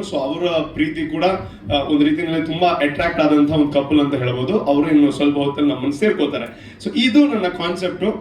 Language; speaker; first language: Kannada; non-native, local second language; Tulu